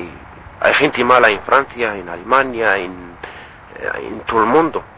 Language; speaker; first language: Spanish; non-native, learner; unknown